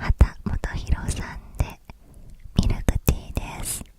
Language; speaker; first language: Japanese; native; Japanese